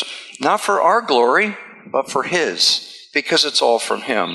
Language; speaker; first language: English; native; English